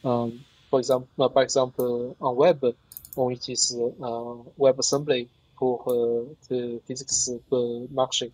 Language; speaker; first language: French; non-native, learner; Chinese